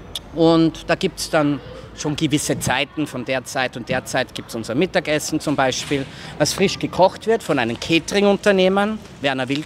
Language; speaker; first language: German; native; German